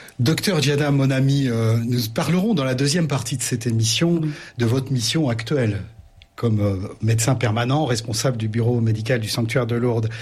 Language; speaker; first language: French; native; French